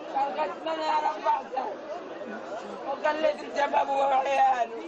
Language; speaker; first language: Arabic; native; Arabic